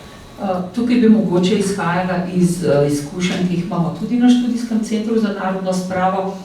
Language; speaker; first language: Slovenian; native; Slovenian